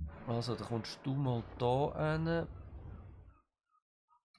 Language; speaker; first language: German; native; German